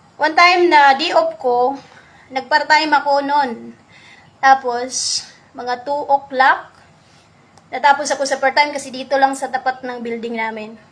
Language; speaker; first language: Filipino; non-native, local second language; Cebuano